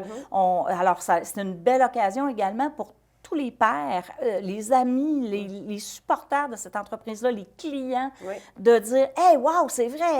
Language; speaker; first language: French; native; French